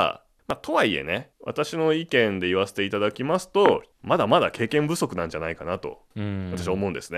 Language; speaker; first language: Japanese; native; Japanese